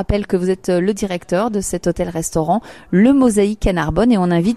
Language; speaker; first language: French; native; French